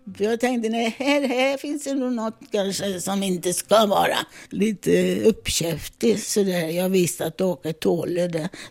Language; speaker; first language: Swedish; non-native, fluent; Italian